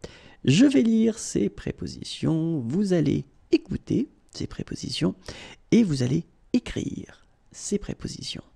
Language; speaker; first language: French; native; French